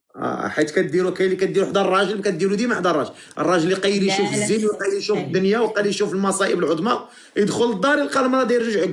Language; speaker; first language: Arabic; native; Arabic